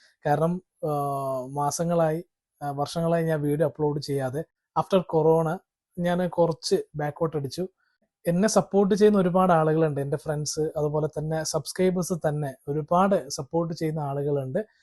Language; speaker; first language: Malayalam; non-native, fluent; Kannada